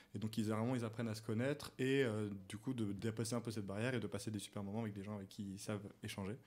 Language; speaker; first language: French; native; French